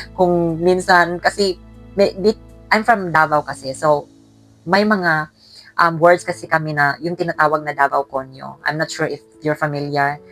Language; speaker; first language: Filipino; non-native, local second language; Cebuano